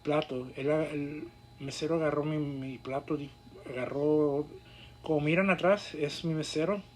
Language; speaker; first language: Spanish; early bilingual, other home language; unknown